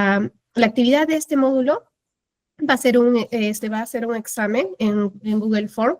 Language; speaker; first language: Spanish; native; Spanish